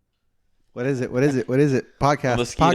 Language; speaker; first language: English; native; English